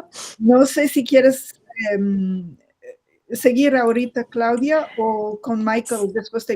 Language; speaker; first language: Spanish; non-native, fluent; English